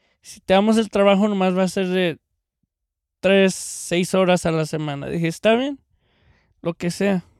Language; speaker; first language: Spanish; early bilingual, heritage; Spanish